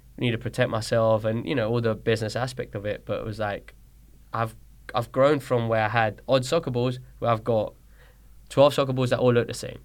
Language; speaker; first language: English; early bilingual, other home language; Spanish